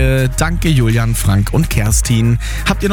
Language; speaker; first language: German; native; German